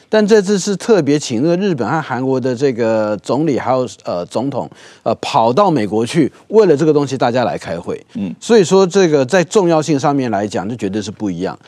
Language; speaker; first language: Chinese; native; Chinese